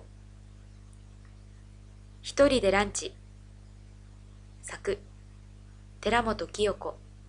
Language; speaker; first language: Japanese; native; Japanese